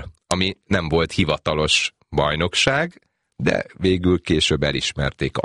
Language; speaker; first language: Hungarian; native; Hungarian